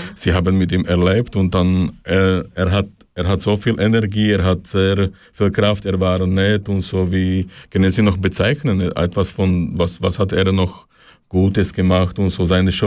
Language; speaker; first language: German; non-native, fluent; Slovak